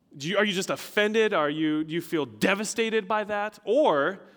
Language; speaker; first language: English; native; English